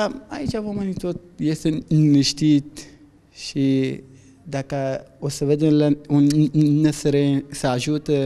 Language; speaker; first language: Romanian; non-native, learner; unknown